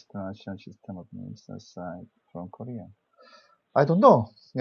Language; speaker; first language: English; non-native, learner; Korean